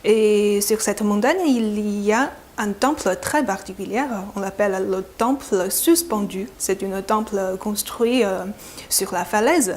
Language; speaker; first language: French; non-native, fluent; Chinese